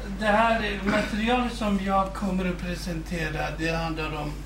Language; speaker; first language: Swedish; non-native, fluent; Kurdish